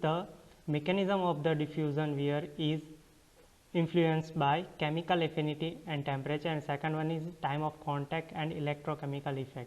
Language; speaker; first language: English; non-native, local second language; Gujarati